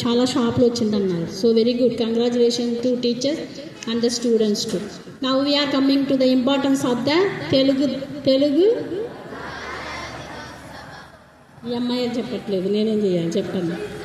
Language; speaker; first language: Telugu; non-native, local second language; Tamil